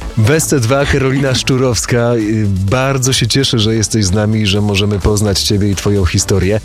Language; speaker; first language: Polish; native; Polish